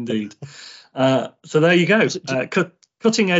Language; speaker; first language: English; native; English